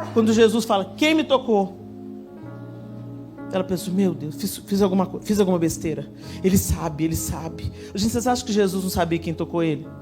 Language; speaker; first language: Portuguese; native; Portuguese